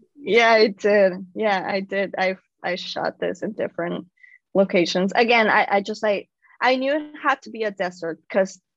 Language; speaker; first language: English; non-native, fluent; Spanish